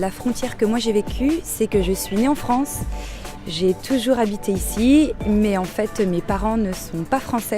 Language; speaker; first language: French; early bilingual, other home language; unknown